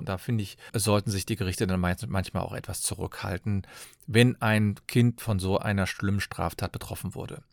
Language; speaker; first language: German; native; German